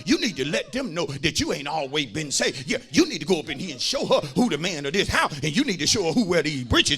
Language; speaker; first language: English; native; English